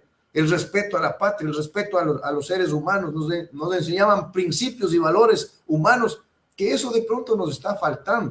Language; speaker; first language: Spanish; native; Spanish